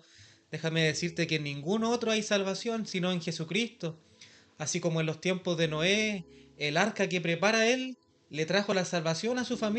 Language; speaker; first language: Spanish; native; Spanish